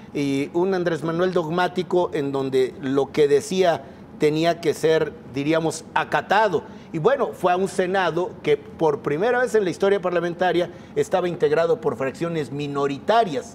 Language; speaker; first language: Spanish; native; Spanish